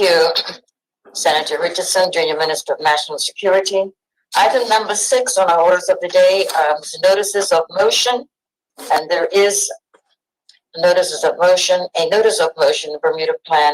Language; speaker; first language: English; native; English